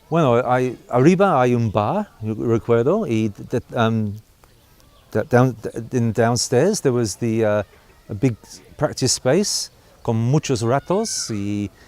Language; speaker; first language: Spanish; non-native, learner; English